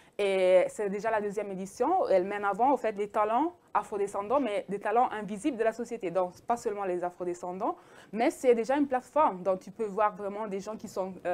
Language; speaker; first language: French; early bilingual, heritage; French